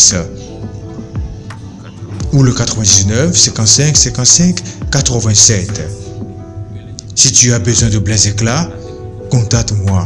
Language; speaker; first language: French; non-native, local second language; Ewe